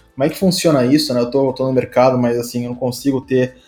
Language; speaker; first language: Portuguese; native; Portuguese